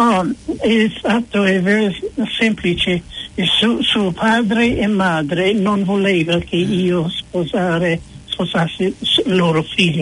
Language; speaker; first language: Italian; non-native, fluent; English